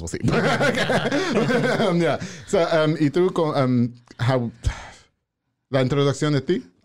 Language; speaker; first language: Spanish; early bilingual, heritage; English